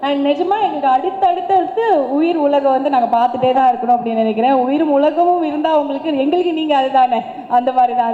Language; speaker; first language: Tamil; native; Tamil